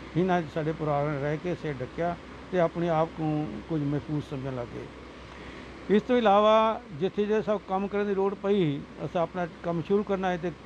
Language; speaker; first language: Punjabi; non-native, local second language; Saraiki